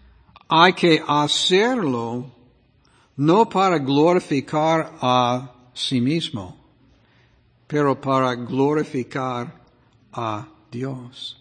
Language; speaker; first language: Spanish; non-native, fluent; English